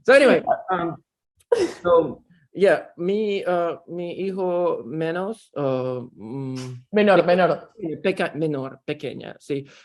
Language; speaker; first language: Spanish; non-native, learner; Russian